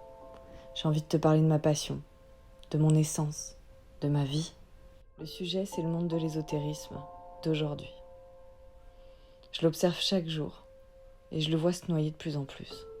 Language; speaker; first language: French; native; French